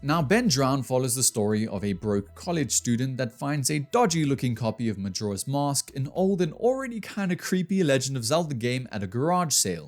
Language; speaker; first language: English; native; English